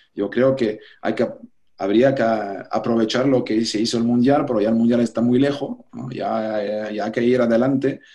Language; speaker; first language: Spanish; non-native, fluent; French